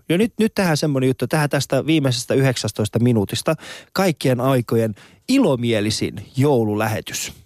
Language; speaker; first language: Finnish; non-native, fluent; Persian